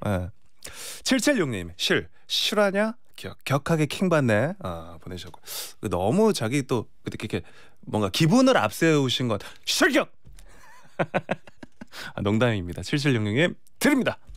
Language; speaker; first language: Korean; native; Korean